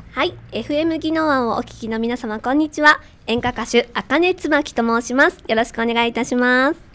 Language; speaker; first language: Japanese; native; Japanese